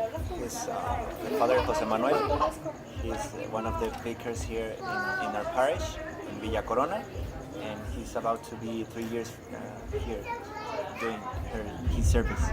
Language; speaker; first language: English; non-native, fluent; Spanish